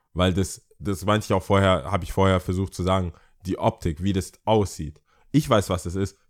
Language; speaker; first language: German; early bilingual, other home language; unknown